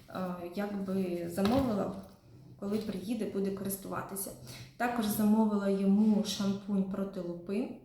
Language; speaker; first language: Ukrainian; non-native, local second language; Russian